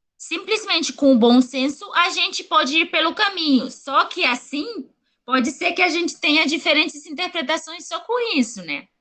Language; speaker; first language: Portuguese; non-native, fluent; Spanish